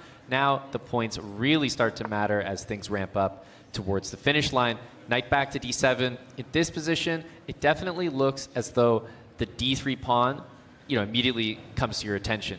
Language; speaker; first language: English; native; English